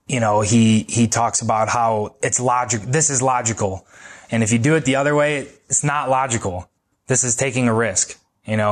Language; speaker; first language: English; native; English